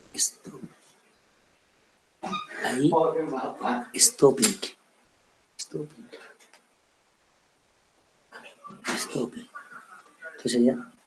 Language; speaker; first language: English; non-native, learner; Spanish